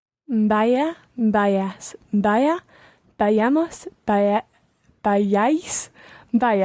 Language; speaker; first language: Spanish; non-native, learner; English